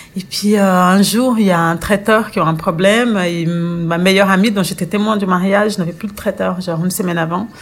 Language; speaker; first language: French; non-native, fluent; Portuguese